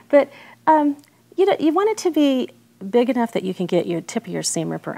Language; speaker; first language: English; native; English